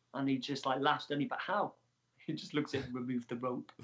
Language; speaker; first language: English; native; English